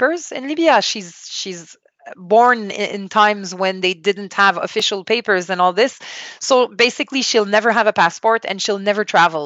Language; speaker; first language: English; non-native, fluent; French